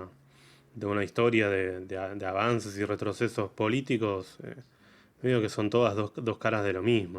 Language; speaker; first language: Spanish; native; Spanish